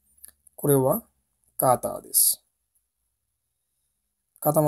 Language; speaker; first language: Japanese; non-native, learner; Bangla